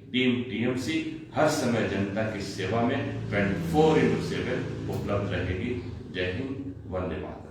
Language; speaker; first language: Hindi; non-native, local second language; Bangla